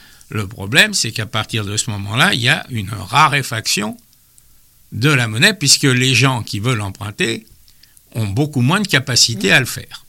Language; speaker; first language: French; native; French